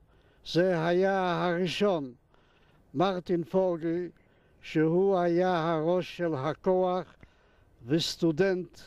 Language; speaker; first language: Hebrew; non-native, fluent; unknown